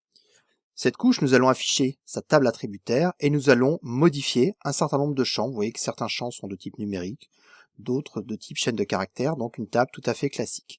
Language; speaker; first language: French; native; French